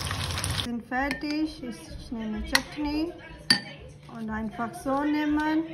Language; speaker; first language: German; non-native, learner; Urdu